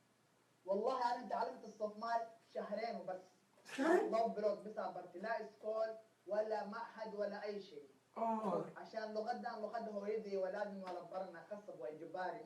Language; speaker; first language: Arabic; early bilingual, other home language; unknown